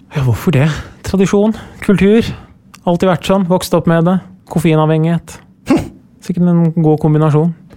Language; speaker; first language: Norwegian; early bilingual, other home language; Persian